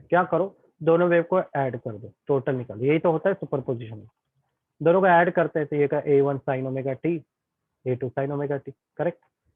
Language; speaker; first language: Hindi; native; Hindi